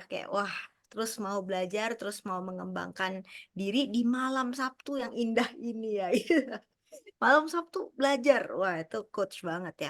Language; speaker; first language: Indonesian; native; Indonesian